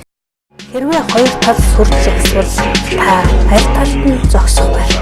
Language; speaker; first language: Mongolian; native; Mongolian